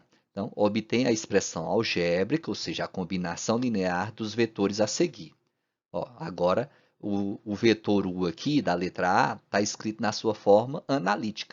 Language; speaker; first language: Portuguese; native; Portuguese